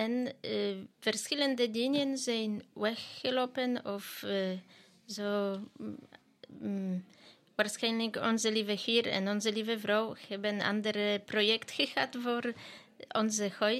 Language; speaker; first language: Dutch; non-native, fluent; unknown